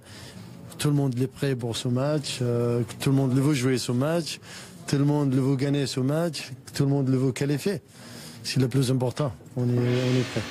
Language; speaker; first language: French; non-native, learner; Arabic